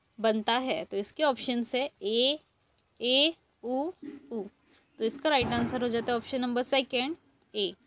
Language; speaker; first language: Hindi; native; Hindi